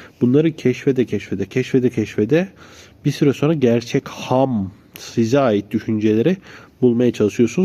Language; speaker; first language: Turkish; native; Turkish